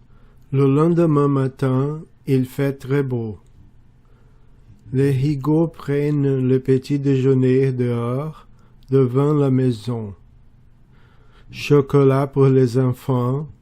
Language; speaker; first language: French; non-native, learner; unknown